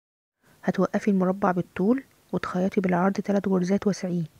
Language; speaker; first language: Arabic; native; Arabic